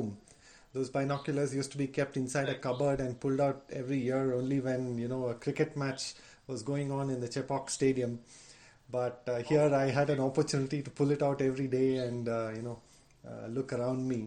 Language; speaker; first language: English; non-native, local second language; Tamil